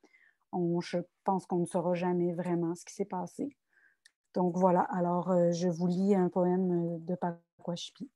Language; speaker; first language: French; native; French